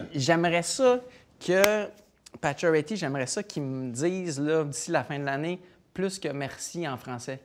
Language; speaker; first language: French; native; French